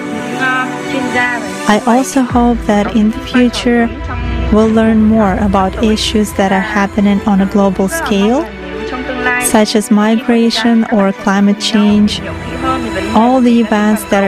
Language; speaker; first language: English; non-native, fluent; Vietnamese